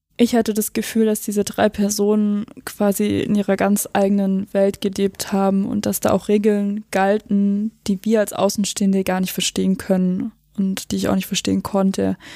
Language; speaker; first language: German; native; German